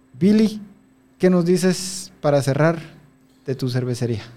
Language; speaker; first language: Spanish; native; Spanish